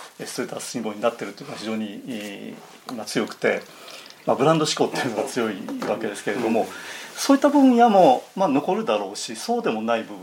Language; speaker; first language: Japanese; native; Japanese